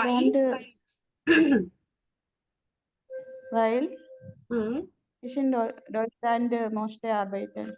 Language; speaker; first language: German; non-native, learner; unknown